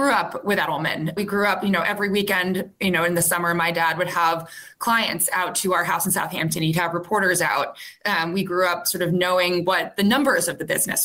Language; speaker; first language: English; native; English